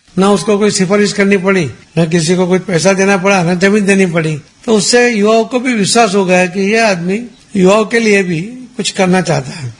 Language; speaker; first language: Hindi; non-native, local second language; Gujarati